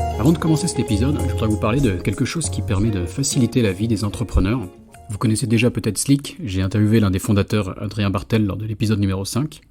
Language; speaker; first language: French; native; French